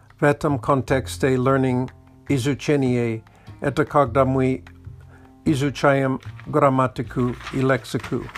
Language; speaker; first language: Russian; non-native, learner; English